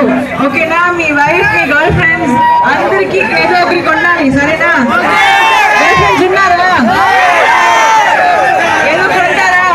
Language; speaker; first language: Telugu; non-native, learner; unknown